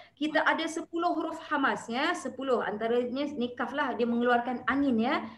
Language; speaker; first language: Malay; native; Malay